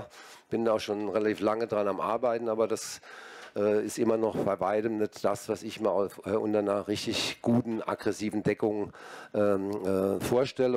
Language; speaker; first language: German; native; German